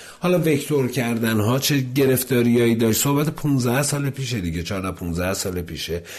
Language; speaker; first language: Persian; non-native, local second language; Azerbaijani